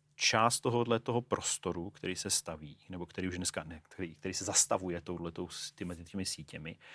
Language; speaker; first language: Czech; native; Czech